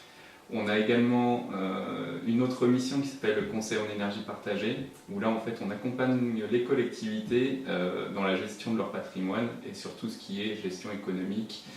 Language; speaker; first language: French; native; French